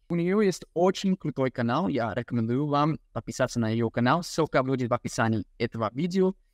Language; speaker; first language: Russian; non-native, fluent; English